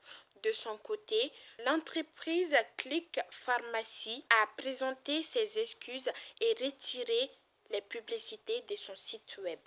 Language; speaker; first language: French; non-native, local second language; Bambara